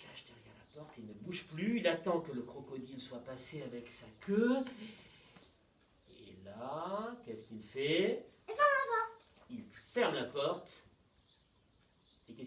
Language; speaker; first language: French; native; French